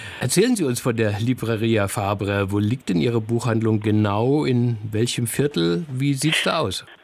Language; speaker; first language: German; native; German